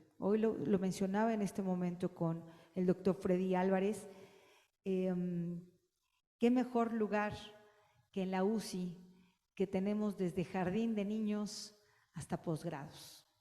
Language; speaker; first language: Spanish; native; Spanish